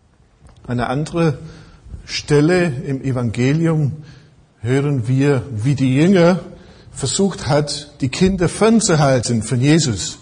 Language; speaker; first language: German; non-native, fluent; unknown